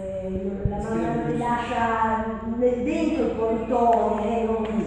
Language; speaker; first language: Italian; native; Italian